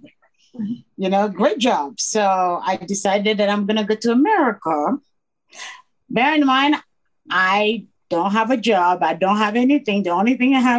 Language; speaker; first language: English; non-native, fluent; French